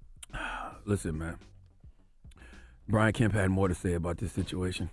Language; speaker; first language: English; native; English